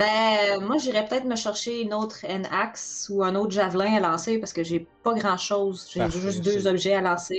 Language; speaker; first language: French; native; French